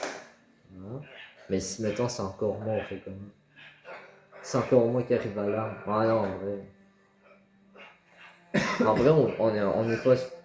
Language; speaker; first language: French; native; French